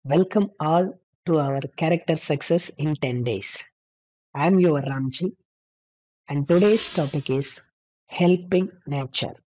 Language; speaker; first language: English; non-native, local second language; Tamil